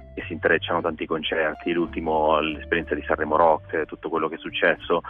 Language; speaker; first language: Italian; native; Italian